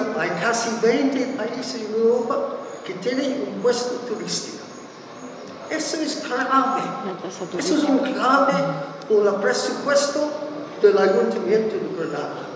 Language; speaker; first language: Spanish; non-native, fluent; English